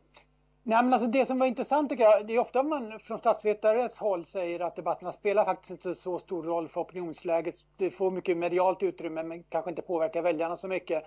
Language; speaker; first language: Swedish; native; Swedish